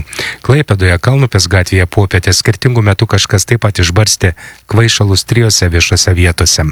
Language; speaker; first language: Lithuanian; native; Lithuanian